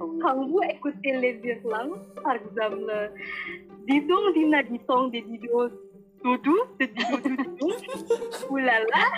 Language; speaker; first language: French; non-native, learner; Indonesian